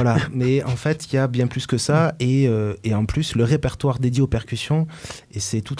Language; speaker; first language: French; native; French